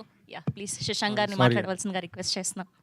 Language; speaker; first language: Telugu; native; Telugu